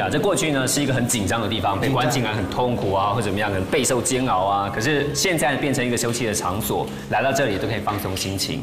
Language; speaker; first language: Chinese; native; Chinese